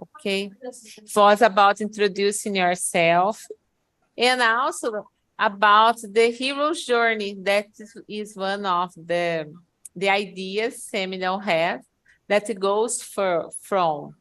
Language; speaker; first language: English; non-native, fluent; Portuguese